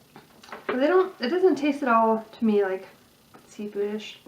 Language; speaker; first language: English; native; English